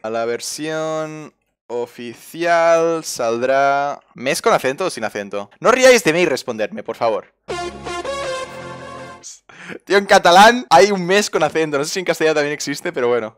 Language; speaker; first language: Spanish; native; Spanish